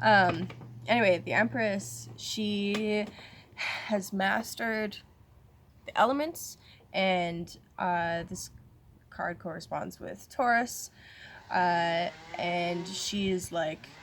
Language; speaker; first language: English; native; English